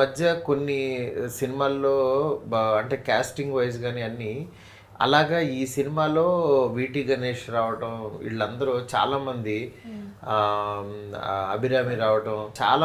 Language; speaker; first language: Telugu; native; Telugu